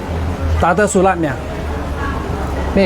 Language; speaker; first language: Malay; non-native, local second language; Cantonese